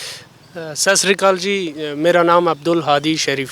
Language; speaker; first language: Hindi; non-native, fluent; Persian